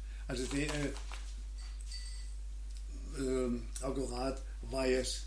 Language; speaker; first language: Norwegian; non-native, learner; German